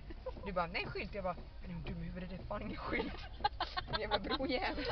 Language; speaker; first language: Swedish; native; Swedish